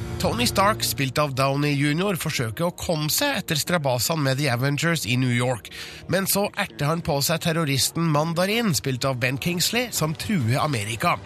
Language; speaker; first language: Norwegian; native; Norwegian